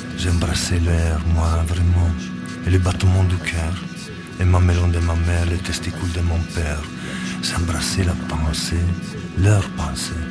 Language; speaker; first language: French; non-native, fluent; Italian